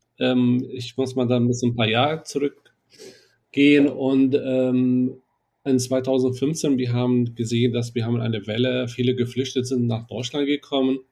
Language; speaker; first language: German; non-native, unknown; Arabic